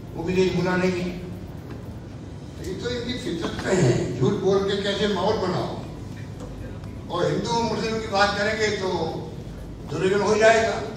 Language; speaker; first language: Hindi; native; Hindi